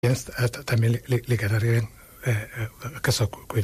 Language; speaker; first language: Catalan; non-native, fluent; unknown